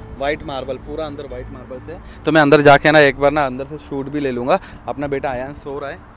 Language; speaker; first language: Hindi; native; Hindi